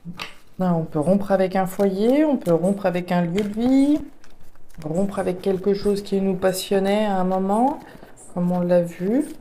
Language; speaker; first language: French; native; French